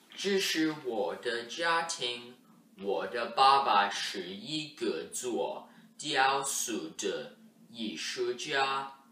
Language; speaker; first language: Chinese; non-native, learner; English